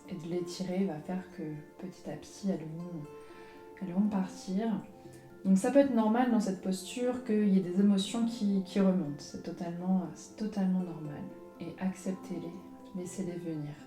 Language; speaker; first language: French; native; French